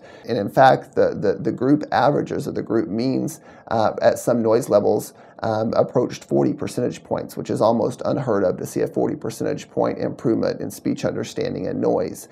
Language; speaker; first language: English; native; English